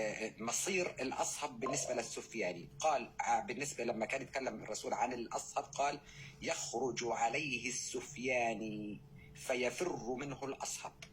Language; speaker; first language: Arabic; native; Arabic